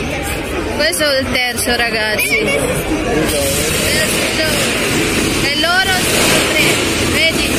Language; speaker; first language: Italian; non-native, learner; Filipino